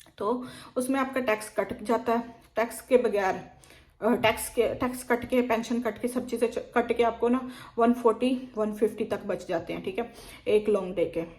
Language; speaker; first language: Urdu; native; Urdu